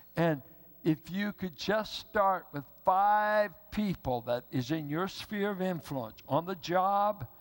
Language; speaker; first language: English; native; English